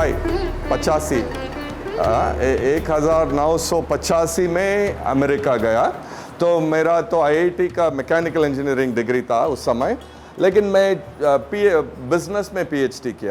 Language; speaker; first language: Hindi; non-native, local second language; Tamil